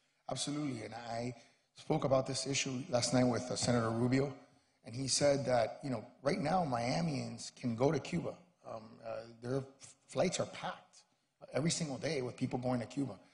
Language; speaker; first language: English; early bilingual, other home language; Spanish